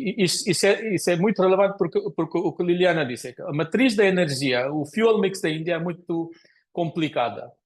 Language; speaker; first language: Portuguese; non-native, fluent; Konkani